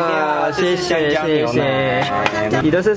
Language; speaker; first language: Chinese; non-native, fluent; Korean